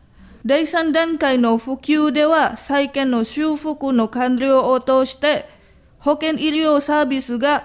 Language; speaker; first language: Japanese; non-native, fluent; Indonesian